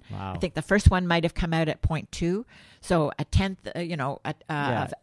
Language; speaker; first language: English; native; English